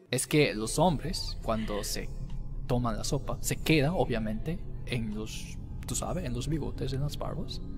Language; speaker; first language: Spanish; non-native, fluent; Japanese